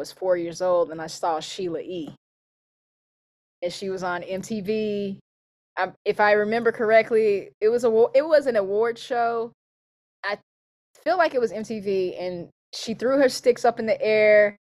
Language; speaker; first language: English; native; English